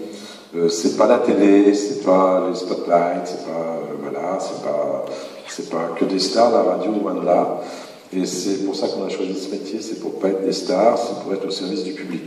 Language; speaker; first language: French; native; French